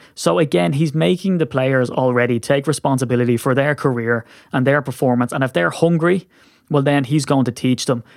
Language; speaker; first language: English; native; English